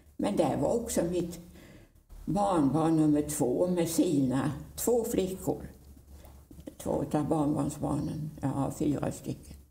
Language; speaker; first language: Swedish; native; Swedish